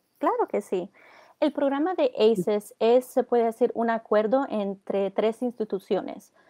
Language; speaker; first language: Spanish; early bilingual, heritage; Spanish